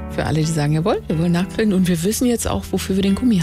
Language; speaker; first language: German; native; German